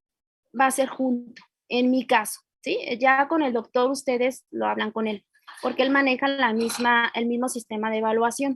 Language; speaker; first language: Spanish; native; Spanish